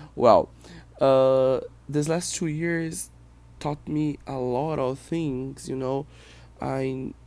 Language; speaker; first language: English; non-native, fluent; Portuguese